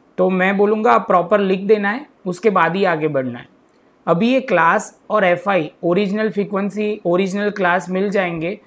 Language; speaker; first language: Hindi; non-native, local second language; Gujarati